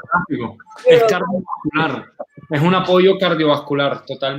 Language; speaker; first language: Spanish; native; Spanish